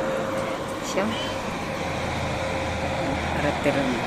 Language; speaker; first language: Japanese; non-native, learner; Filipino